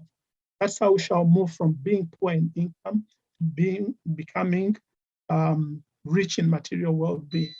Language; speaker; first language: English; non-native, local second language; Ganda